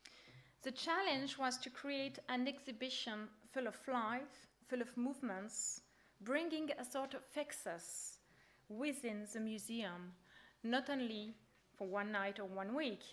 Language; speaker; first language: English; non-native, fluent; French